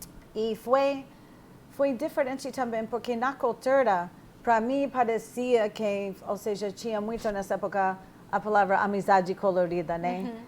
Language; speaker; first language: Portuguese; non-native, fluent; English